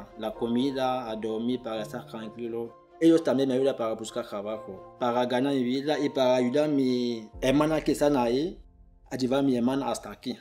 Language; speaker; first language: Spanish; non-native, learner; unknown